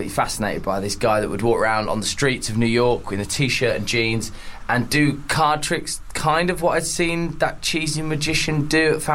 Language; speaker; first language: English; native; English